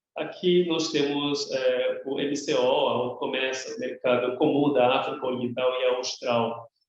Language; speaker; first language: Portuguese; native; Portuguese